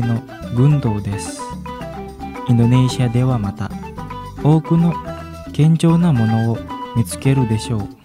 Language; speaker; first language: Japanese; non-native, fluent; Indonesian